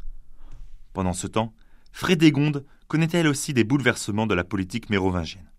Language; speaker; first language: French; native; French